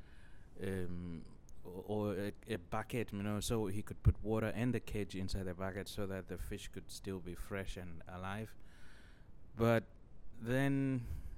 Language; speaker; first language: English; non-native, local second language; Shona